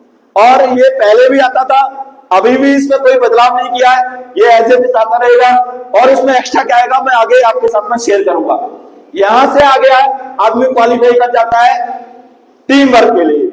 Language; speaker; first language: Hindi; native; Hindi